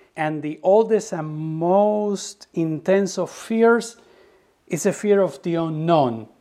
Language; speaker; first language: English; non-native, fluent; Spanish